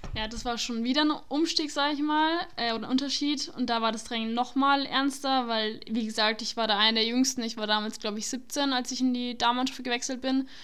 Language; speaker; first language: German; native; German